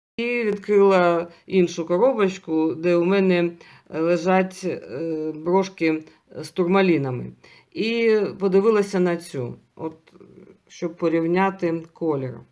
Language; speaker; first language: Ukrainian; non-native, local second language; Russian